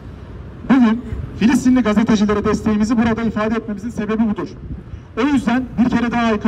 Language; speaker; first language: Turkish; native; Turkish